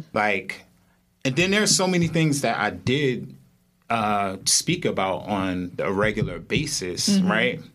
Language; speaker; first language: English; native; English